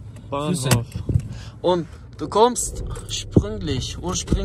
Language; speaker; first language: German; non-native, fluent; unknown